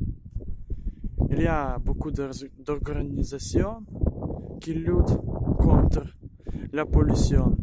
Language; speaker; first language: French; non-native, learner; Ukrainian